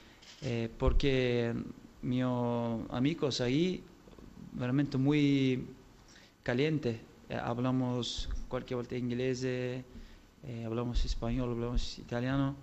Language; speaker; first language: Italian; non-native, learner; Turkish